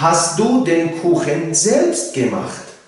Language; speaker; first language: German; non-native, fluent; Tajik